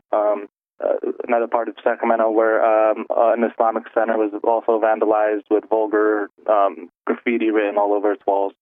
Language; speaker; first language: English; native; English